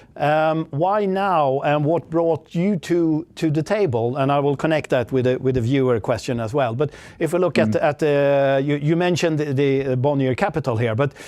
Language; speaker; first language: English; non-native, fluent; Swedish